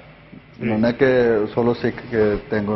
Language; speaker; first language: Italian; non-native, learner; Punjabi